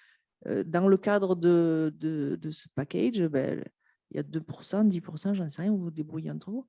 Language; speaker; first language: French; native; French